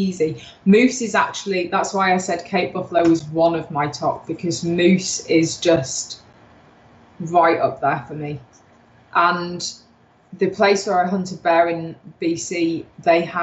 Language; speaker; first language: English; native; English